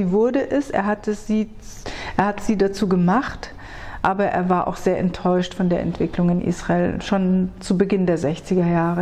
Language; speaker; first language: German; early bilingual, other home language; Hebrew